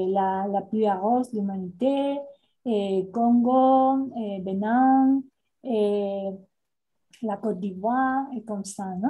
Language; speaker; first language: French; non-native, fluent; Spanish